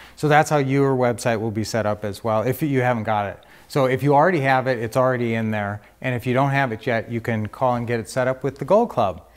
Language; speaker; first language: English; native; English